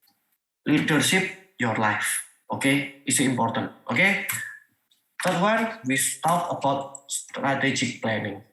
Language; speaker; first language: English; non-native, learner; Indonesian